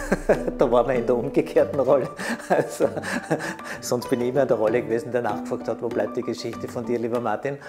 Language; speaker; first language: German; native; German